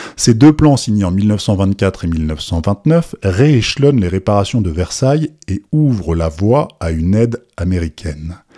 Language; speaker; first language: French; native; French